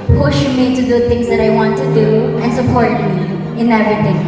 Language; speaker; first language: English; non-native, learner; Thai